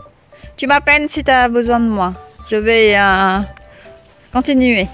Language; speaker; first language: French; non-native, fluent; Vietnamese